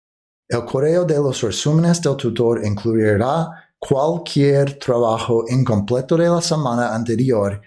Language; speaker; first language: Spanish; non-native, fluent; English